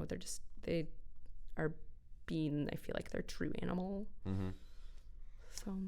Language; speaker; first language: English; native; English